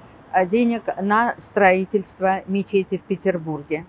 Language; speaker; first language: Russian; native; Russian